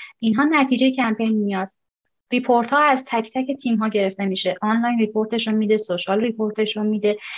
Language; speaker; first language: Persian; native; Persian